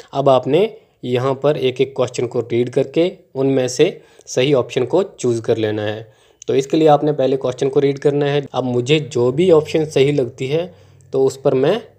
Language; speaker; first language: Hindi; non-native, local second language; Punjabi